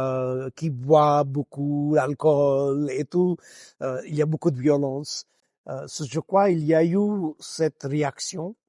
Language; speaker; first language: French; non-native, fluent; Gujarati